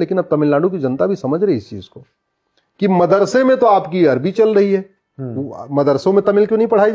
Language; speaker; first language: Hindi; native; Hindi